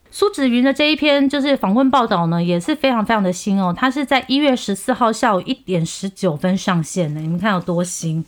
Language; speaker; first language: Chinese; non-native, fluent; Korean